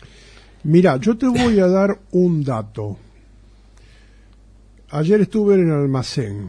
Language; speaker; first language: Spanish; native; Spanish